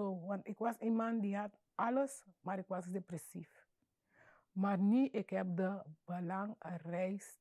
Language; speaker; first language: Dutch; non-native, local second language; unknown